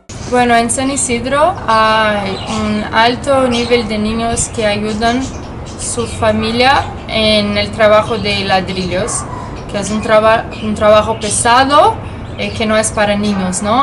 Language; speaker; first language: Spanish; non-native, fluent; French